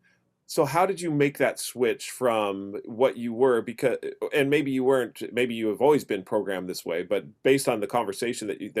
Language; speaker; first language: English; native; English